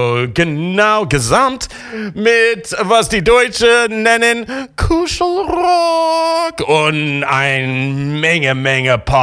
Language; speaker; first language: German; non-native, fluent; English